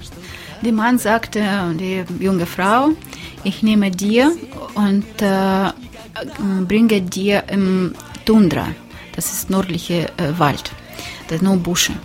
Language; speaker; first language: German; non-native, learner; Russian